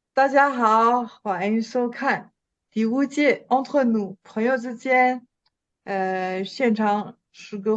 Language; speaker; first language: Chinese; non-native, fluent; French